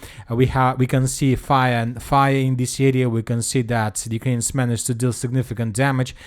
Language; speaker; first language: English; non-native, fluent; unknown